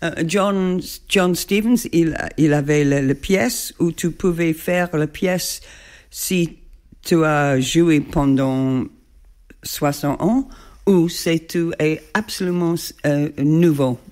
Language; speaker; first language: French; non-native, learner; English